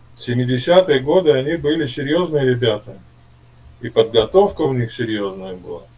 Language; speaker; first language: Russian; native; Russian